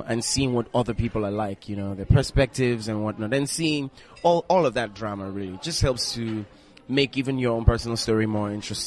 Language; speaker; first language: English; non-native, local second language; Igbo